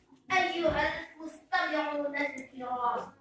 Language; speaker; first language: Arabic; non-native, learner; Indonesian